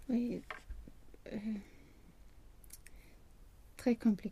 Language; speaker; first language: French; non-native, learner; Swedish